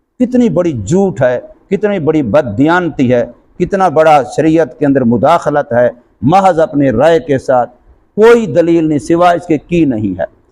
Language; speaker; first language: Urdu; non-native, local second language; Saraiki